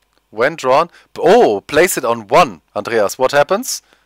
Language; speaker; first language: English; non-native, fluent; German